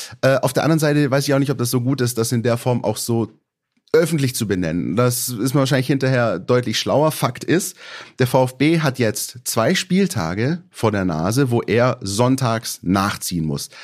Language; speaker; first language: German; native; German